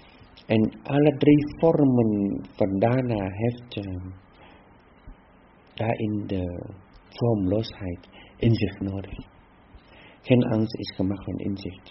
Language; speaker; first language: Dutch; non-native, fluent; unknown